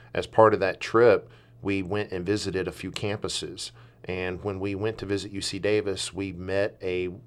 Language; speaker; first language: English; native; English